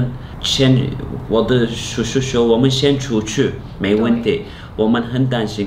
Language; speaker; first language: Chinese; non-native, fluent; Turkish